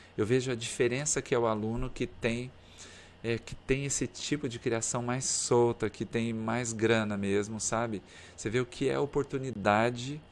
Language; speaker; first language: Portuguese; native; Portuguese